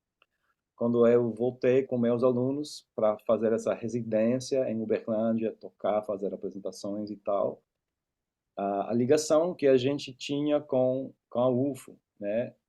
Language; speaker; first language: Portuguese; non-native, fluent; English